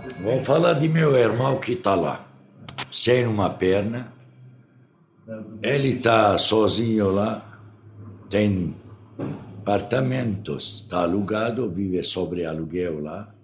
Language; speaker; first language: Portuguese; non-native, fluent; Arabic